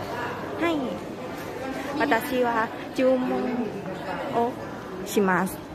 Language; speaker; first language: Japanese; non-native, learner; Thai